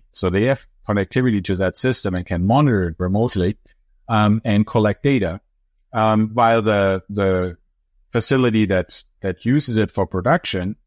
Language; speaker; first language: English; non-native, fluent; German